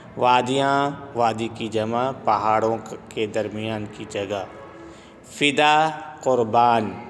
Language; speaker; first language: Urdu; native; Urdu